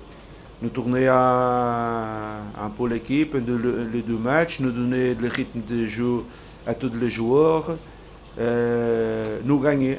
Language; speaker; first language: French; non-native, learner; Portuguese